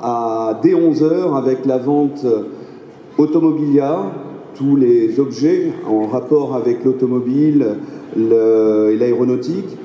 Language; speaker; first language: French; native; French